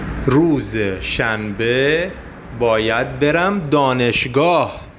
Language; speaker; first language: Persian; non-native, fluent; Arabic